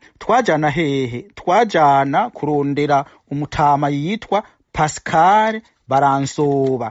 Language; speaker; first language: Rundi; native; Rundi